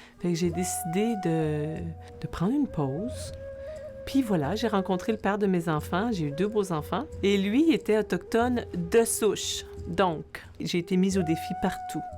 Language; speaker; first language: French; native; French